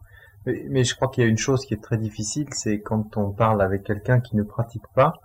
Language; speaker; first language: French; native; French